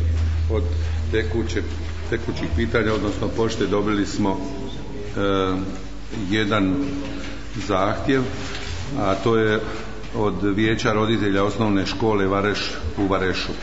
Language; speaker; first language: Croatian; native; Croatian